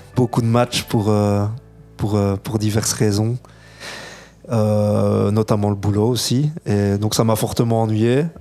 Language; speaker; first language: French; early bilingual, other home language; Italian